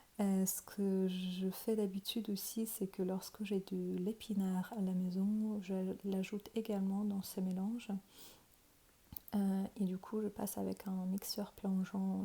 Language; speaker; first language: French; non-native, fluent; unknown